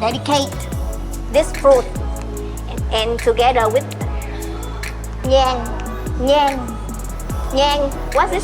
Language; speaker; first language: English; non-native, learner; Vietnamese